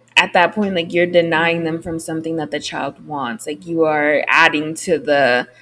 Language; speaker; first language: English; early bilingual, other home language; Spanish